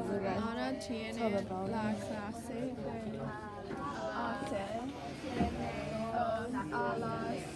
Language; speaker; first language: Spanish; non-native, learner; English